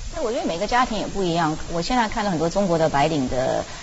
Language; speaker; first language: Chinese; early bilingual, heritage; Chinese